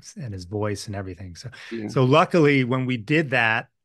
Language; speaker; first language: English; native; English